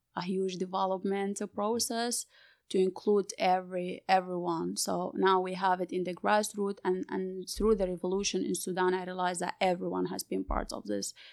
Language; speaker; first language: English; non-native, fluent; Arabic